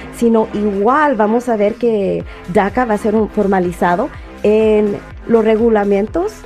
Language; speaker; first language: Spanish; native; Spanish